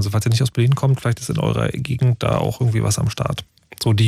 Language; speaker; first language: German; native; German